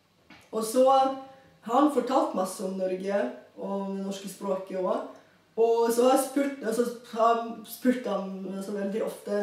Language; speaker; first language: Norwegian; non-native, fluent; Bulgarian